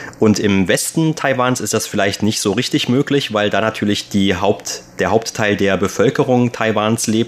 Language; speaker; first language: German; native; German